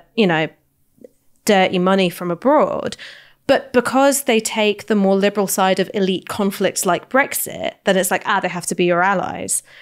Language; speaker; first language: English; native; English